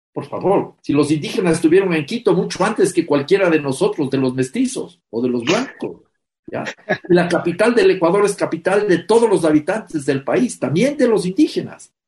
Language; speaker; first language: Spanish; native; Spanish